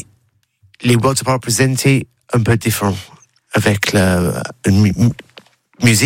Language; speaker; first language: French; non-native, learner; English